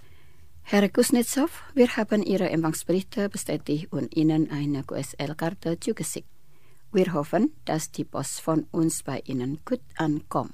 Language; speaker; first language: German; non-native, fluent; Indonesian